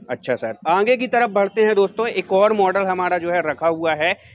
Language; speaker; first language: Hindi; native; Hindi